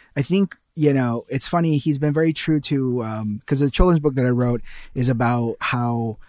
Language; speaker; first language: English; early bilingual, heritage; Spanish